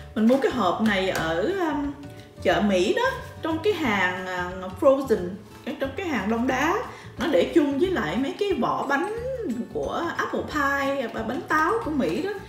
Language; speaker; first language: Vietnamese; early bilingual, heritage; Vietnamese